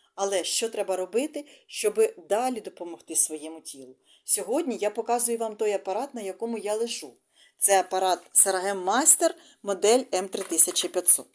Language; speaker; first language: Ukrainian; non-native, local second language; Russian